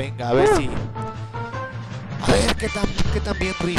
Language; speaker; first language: Spanish; native; Spanish